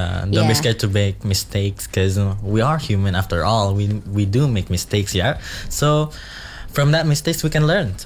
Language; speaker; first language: English; non-native, fluent; Indonesian